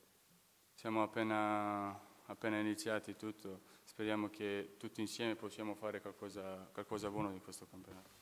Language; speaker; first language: Italian; non-native, fluent; Serbian